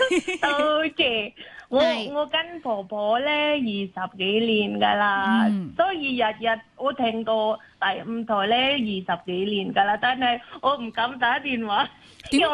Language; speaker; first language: Cantonese; non-native, local second language; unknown